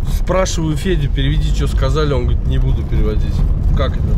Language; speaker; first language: Russian; native; Russian